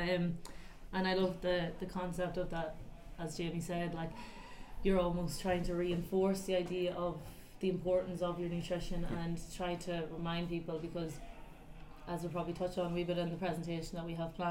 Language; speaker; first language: English; native; English